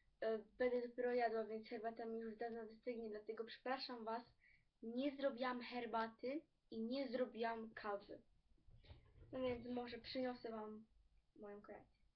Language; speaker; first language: Polish; early bilingual, heritage; Polish